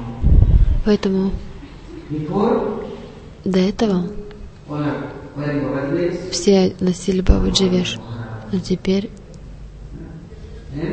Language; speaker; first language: Russian; non-native, learner; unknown